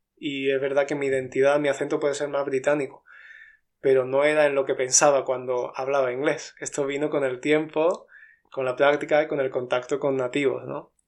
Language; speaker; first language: Spanish; native; Spanish